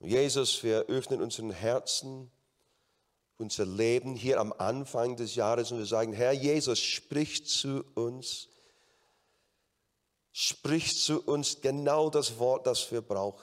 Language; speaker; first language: German; non-native, fluent; English